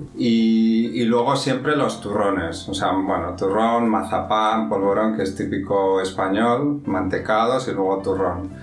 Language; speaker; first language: Spanish; native; Spanish